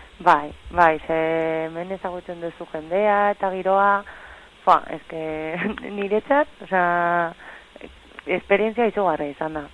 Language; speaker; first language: Basque; non-native, local second language; Spanish